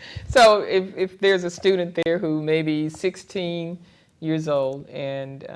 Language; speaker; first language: English; native; English